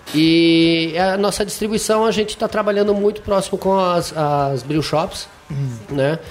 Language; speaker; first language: Portuguese; non-native, fluent; French